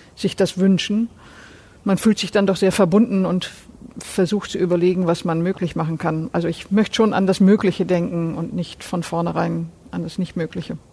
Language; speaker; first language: German; native; German